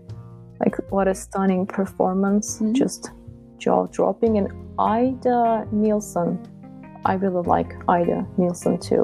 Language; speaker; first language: English; non-native, fluent; Turkish